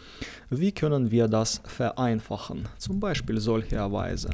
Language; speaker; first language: German; non-native, fluent; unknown